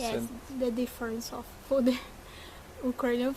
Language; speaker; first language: English; non-native, learner; Portuguese